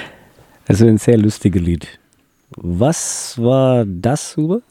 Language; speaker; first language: German; non-native, learner; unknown